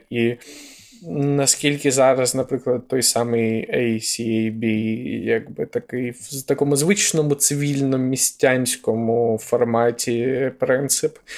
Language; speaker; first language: Ukrainian; native; Ukrainian